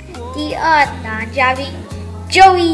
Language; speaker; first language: Chinese; non-native, learner; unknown